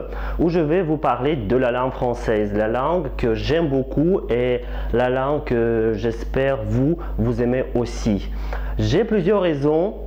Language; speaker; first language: French; non-native, fluent; Russian